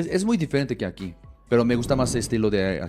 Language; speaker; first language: Spanish; non-native, fluent; Korean